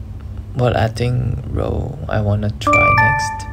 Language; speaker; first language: English; non-native, learner; Thai